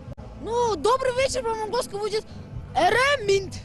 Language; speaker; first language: Russian; non-native, fluent; Mongolian